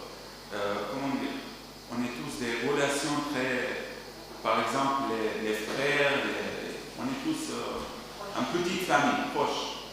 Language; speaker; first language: French; non-native, learner; Arabic